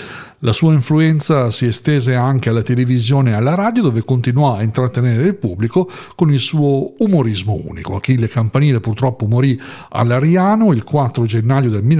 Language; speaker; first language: Italian; native; Italian